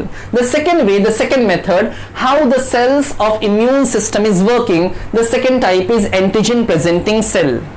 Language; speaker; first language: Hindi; native; Hindi